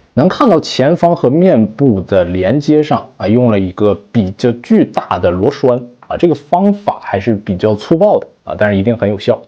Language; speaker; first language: Chinese; native; Chinese